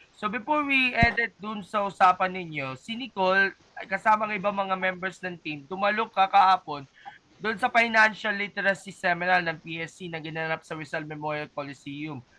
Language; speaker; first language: Filipino; native; Filipino